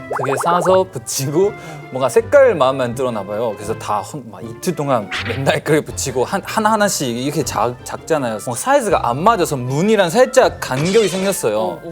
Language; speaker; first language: Korean; non-native, fluent; Chinese